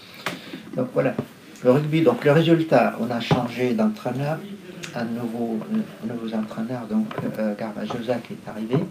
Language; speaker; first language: French; non-native, fluent; Arabic